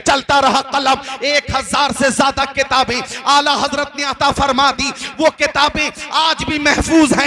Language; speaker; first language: Hindi; native; Hindi